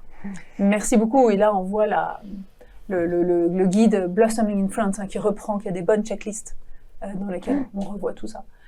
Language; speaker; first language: French; native; French